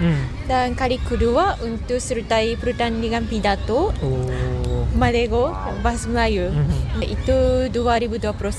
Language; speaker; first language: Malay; non-native, fluent; Japanese